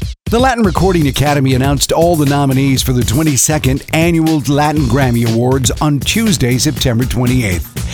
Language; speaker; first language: English; early bilingual, other home language; Spanish